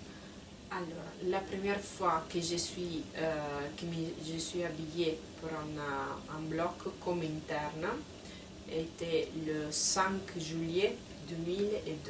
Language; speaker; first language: French; non-native, fluent; Italian